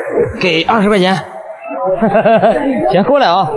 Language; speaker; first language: Chinese; native; Chinese